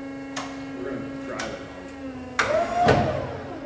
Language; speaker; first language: English; native; English